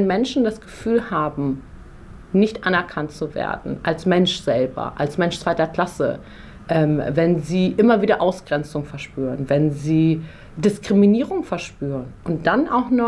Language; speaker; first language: German; early bilingual, other home language; Persian